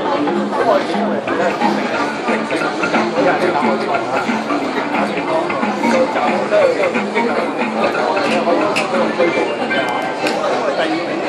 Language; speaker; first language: Cantonese; native; Cantonese